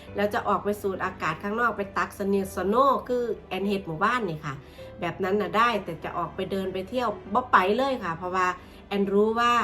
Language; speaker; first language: Thai; native; Thai